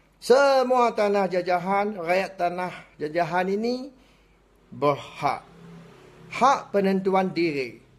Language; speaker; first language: Malay; non-native, local second language; Iban